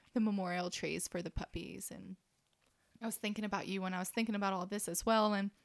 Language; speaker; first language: English; native; English